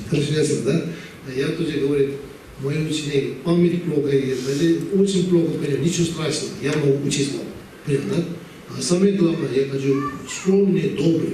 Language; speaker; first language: Russian; non-native, learner; Tibetan